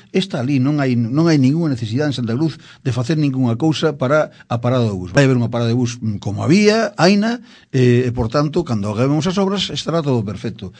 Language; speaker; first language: Galician; native; Galician